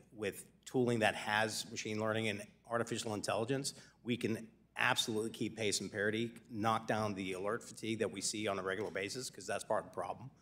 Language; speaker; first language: English; native; English